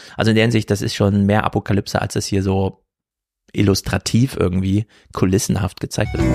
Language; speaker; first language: German; native; German